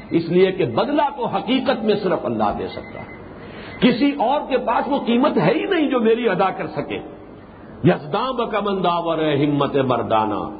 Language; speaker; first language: Urdu; native; Urdu